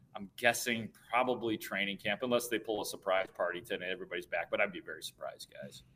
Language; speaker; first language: English; native; English